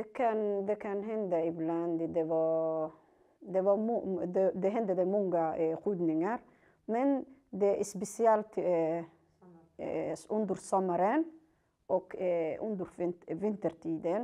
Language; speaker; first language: Swedish; non-native, learner; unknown